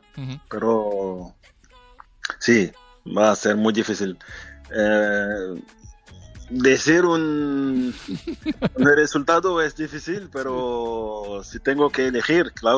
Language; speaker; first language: Spanish; non-native, fluent; French